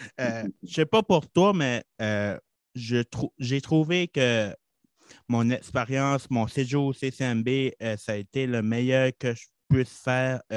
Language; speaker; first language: French; native; French